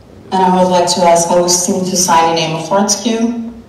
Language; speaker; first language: English; non-native, fluent; Portuguese